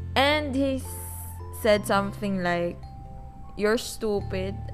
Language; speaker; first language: English; non-native, local second language; Filipino